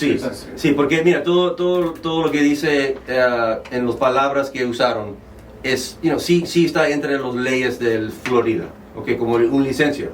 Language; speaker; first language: Spanish; early bilingual, heritage; Spanish